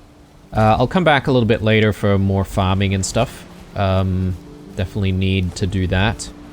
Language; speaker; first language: English; native; English